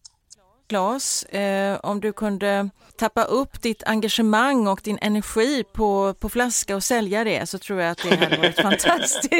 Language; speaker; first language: Swedish; native; Swedish